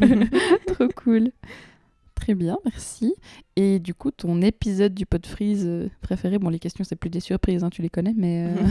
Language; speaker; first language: French; native; French